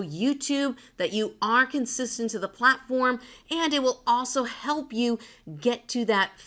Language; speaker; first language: English; native; English